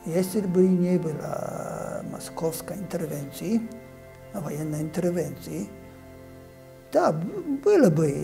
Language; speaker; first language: Russian; non-native, fluent; Japanese